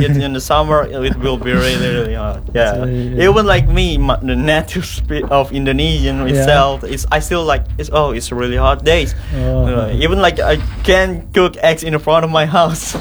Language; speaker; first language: English; non-native, fluent; Indonesian